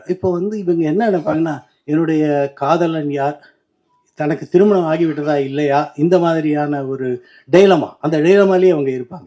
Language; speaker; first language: Tamil; native; Tamil